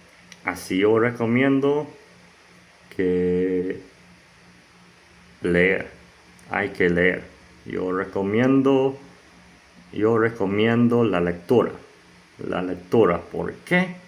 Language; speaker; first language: Spanish; non-native, learner; English